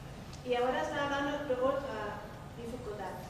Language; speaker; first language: Spanish; non-native, fluent; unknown